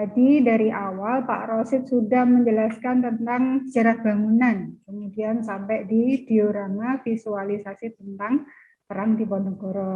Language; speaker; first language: Indonesian; native; Indonesian